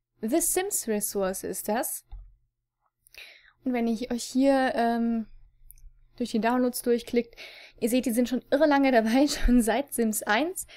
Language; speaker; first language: German; native; German